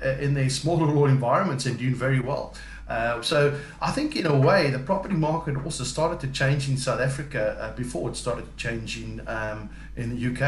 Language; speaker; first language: English; native; English